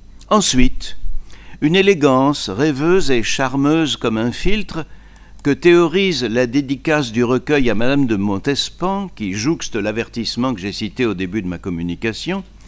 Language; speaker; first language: French; native; French